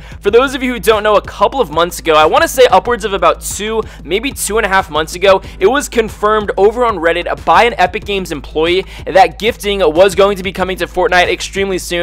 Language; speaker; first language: English; native; English